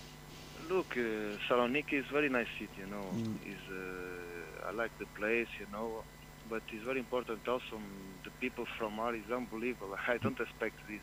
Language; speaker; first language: English; non-native, fluent; Portuguese